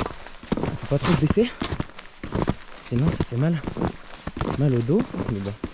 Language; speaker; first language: French; native; French